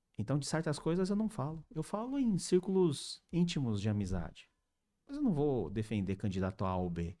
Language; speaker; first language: Portuguese; early bilingual, other home language; Korean